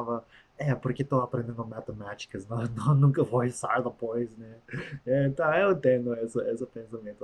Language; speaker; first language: Portuguese; non-native, fluent; English